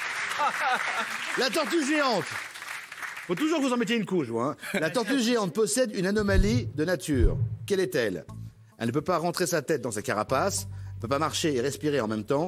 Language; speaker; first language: French; native; French